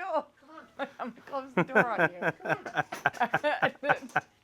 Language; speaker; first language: English; native; English